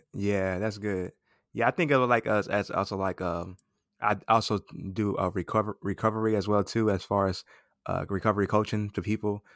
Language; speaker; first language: English; native; English